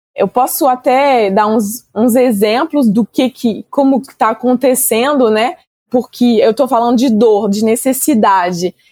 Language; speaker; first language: Portuguese; non-native, fluent; French